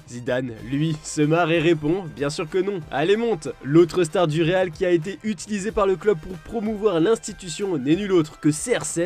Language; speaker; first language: French; native; French